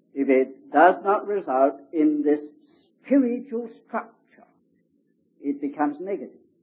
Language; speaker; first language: English; native; English